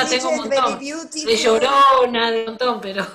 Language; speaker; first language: Spanish; native; Spanish